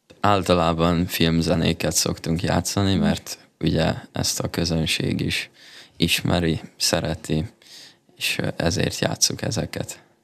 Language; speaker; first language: Hungarian; native; Hungarian